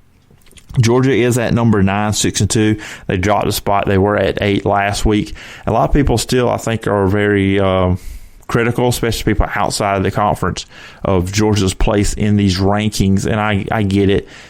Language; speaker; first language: English; native; English